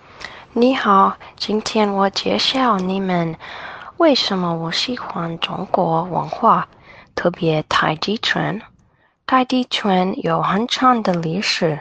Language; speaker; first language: Chinese; non-native, learner; English